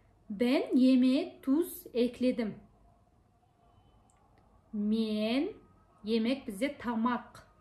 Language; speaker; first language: Turkish; non-native, fluent; Kazakh